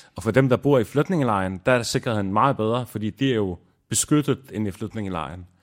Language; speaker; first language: Danish; non-native, fluent; Arabic